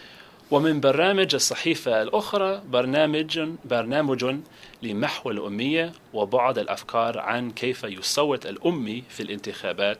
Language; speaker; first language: Arabic; non-native, fluent; English